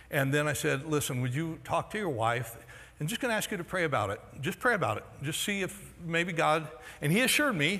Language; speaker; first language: English; native; English